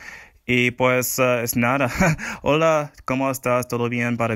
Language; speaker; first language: Spanish; non-native, learner; English